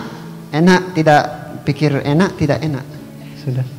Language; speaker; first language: Indonesian; non-native, learner; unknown